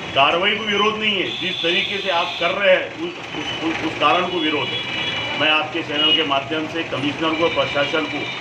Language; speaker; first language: Hindi; non-native, local second language; Urdu